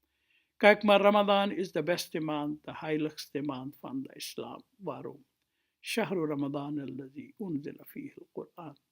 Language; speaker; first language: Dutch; non-native, fluent; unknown